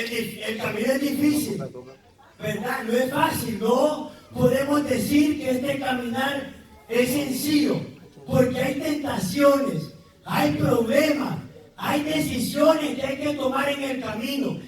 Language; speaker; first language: Spanish; native; Spanish